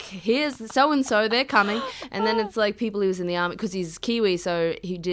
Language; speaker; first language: English; native; English